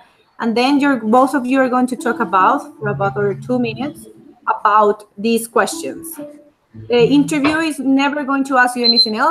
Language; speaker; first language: English; non-native, fluent; Spanish